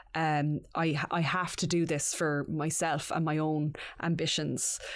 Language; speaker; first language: English; native; English